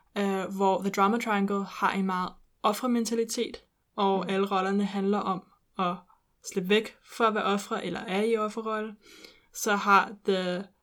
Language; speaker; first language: Danish; early bilingual, heritage; Danish